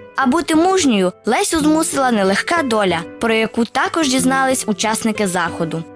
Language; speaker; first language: Ukrainian; native; Ukrainian